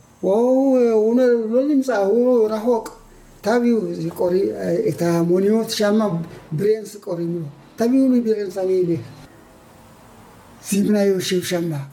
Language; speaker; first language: Hebrew; non-native, fluent; Amharic